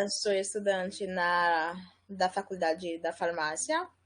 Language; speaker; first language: Portuguese; non-native, fluent; Haitian Creole